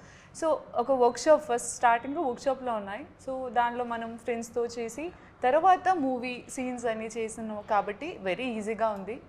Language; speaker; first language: Telugu; non-native, learner; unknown